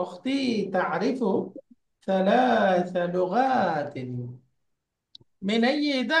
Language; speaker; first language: Arabic; non-native, learner; Bangla